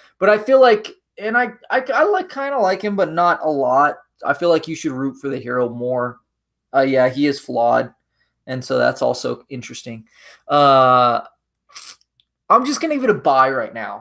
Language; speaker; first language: English; native; English